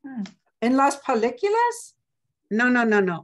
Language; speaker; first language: Spanish; non-native, learner; English